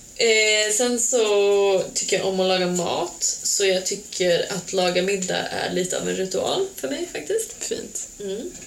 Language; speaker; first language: Swedish; early bilingual, other home language; Hungarian